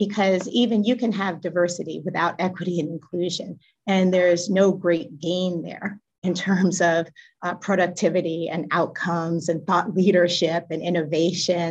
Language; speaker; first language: English; native; English